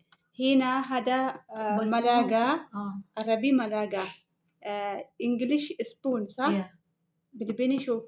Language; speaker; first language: Arabic; non-native, learner; Oromo